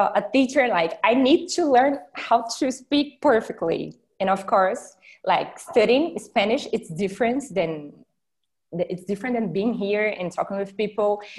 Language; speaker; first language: English; non-native, fluent; Portuguese